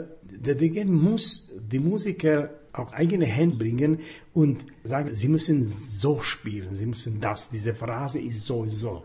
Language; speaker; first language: German; non-native, fluent; Slovak